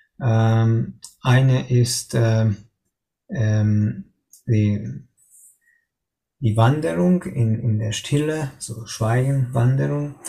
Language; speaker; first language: German; non-native, learner; Hungarian